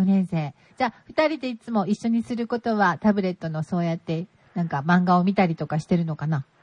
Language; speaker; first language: Japanese; native; Japanese